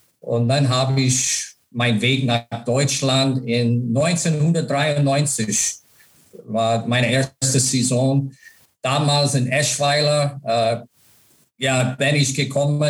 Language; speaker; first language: German; non-native, fluent; English